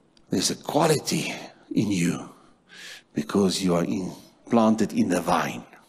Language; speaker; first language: English; non-native, local second language; Afrikaans